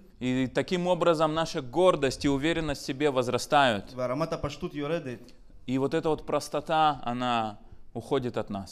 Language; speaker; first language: Russian; native; Russian